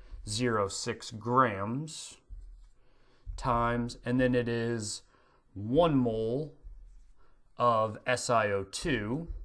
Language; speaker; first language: English; native; English